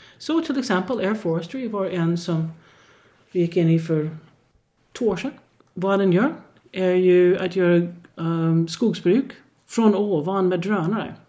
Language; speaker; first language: Swedish; non-native, fluent; English